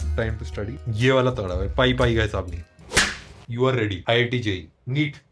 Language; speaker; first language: Hindi; native; Hindi